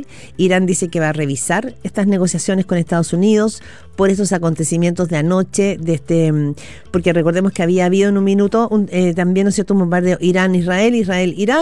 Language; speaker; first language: Spanish; native; Spanish